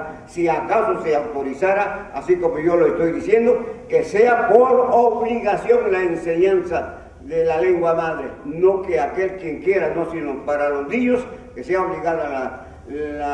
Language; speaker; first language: Spanish; non-native, local second language; Zapotec